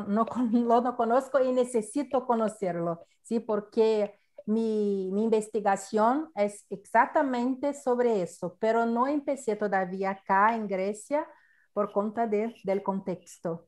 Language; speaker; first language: Spanish; non-native, learner; Portuguese